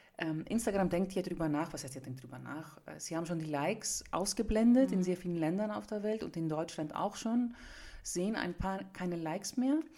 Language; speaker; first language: German; early bilingual, other home language; Greek